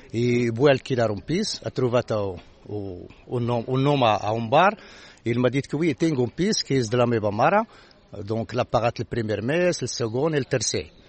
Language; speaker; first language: Catalan; non-native, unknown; Arabic